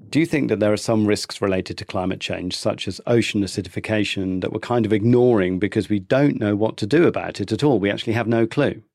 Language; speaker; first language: English; native; English